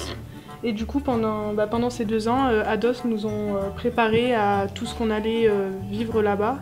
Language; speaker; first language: French; native; French